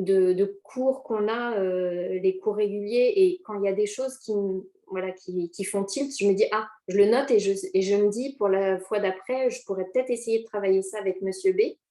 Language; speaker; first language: French; native; French